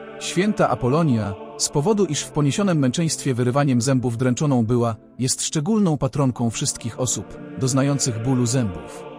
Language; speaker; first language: Polish; native; Polish